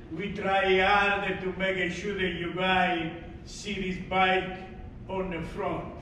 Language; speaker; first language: English; non-native, fluent; French